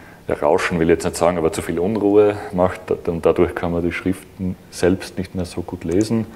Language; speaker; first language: German; native; German